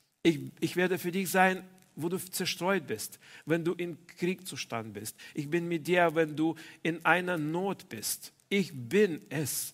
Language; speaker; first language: German; non-native, fluent; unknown